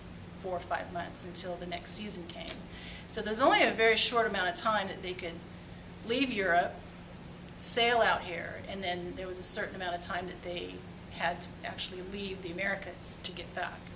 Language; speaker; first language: English; native; English